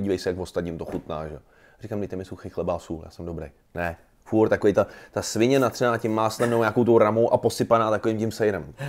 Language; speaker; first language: Czech; native; Czech